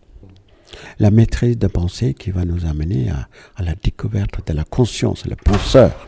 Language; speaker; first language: French; non-native, fluent; Malayalam